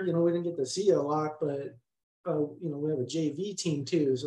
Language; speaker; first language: English; native; English